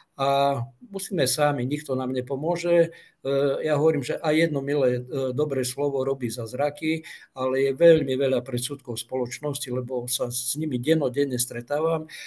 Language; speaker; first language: Slovak; non-native, local second language; Rusyn